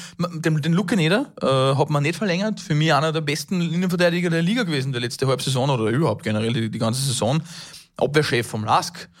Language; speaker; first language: German; native; German